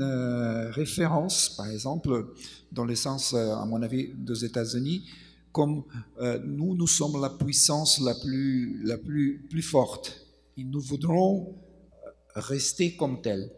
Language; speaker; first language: French; non-native, fluent; Portuguese